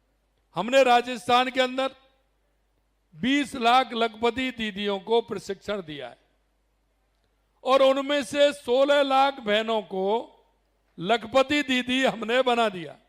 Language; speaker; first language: Hindi; native; Hindi